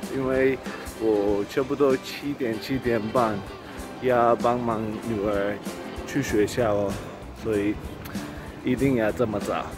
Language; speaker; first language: Chinese; non-native, fluent; Swedish